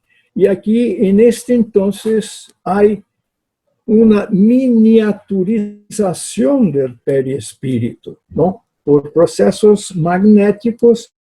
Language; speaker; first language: Spanish; non-native, fluent; Portuguese